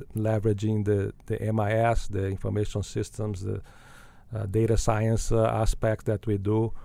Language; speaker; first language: English; non-native, fluent; Portuguese